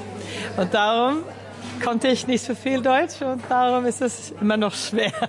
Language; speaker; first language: German; early bilingual, heritage; German